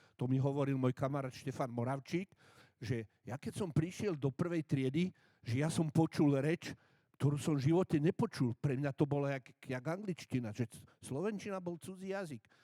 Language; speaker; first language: Slovak; native; Slovak